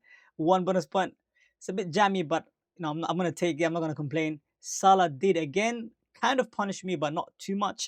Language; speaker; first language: English; native; English